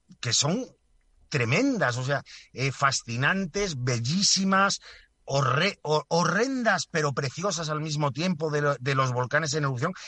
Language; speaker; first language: Spanish; native; Spanish